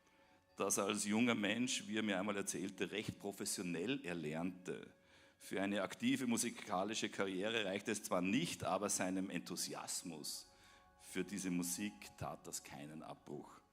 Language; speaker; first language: German; native; German